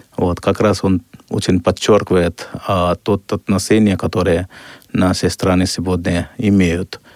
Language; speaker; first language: Russian; non-native, fluent; Hindi